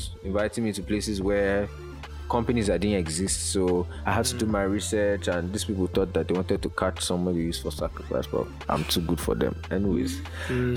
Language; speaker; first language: English; non-native, local second language; Yoruba